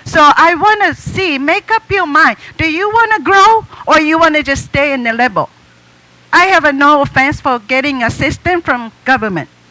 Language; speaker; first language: English; non-native, fluent; Japanese